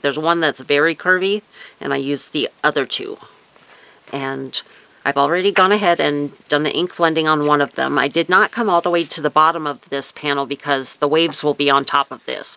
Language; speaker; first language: English; native; English